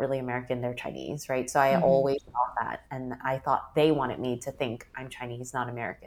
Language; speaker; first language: English; native; English